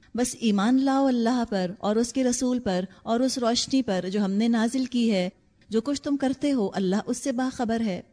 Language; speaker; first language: Urdu; native; Urdu